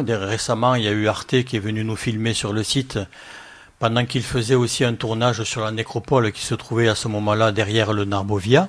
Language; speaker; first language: French; native; French